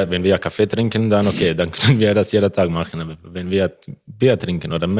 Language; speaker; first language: German; non-native, learner; Croatian